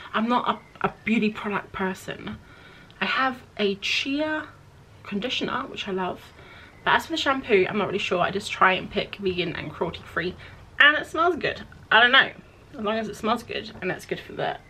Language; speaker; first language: English; native; English